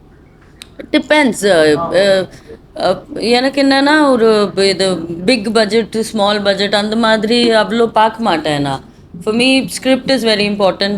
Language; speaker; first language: Tamil; non-native, fluent; Hindi